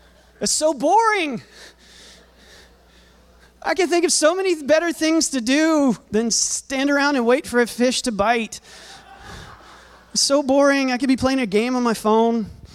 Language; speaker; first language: English; native; English